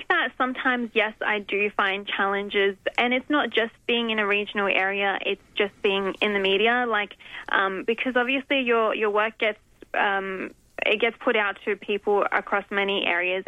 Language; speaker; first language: English; native; English